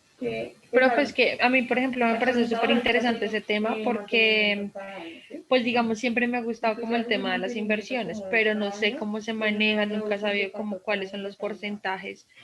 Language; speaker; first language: Spanish; native; Spanish